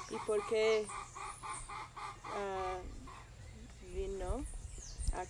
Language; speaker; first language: Spanish; non-native, learner; English